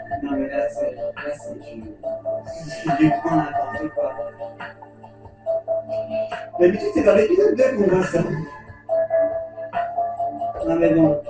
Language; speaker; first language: French; native; French